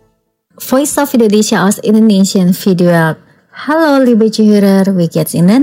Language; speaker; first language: German; non-native, fluent; Indonesian